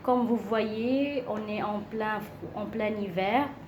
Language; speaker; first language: French; non-native, local second language; Arabic